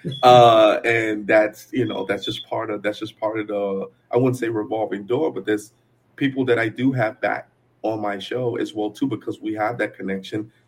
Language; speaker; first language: English; native; English